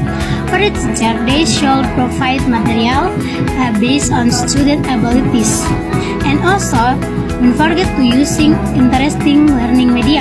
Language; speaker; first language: English; non-native, learner; Indonesian